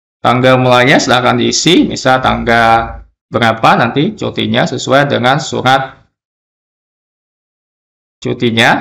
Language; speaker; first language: Indonesian; native; Indonesian